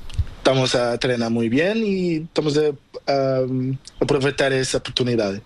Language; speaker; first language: Spanish; non-native, learner; Portuguese